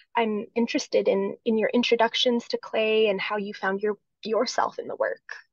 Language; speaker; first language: English; native; English